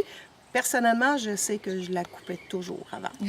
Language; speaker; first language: French; native; French